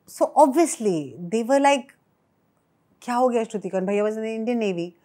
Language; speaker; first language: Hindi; native; Hindi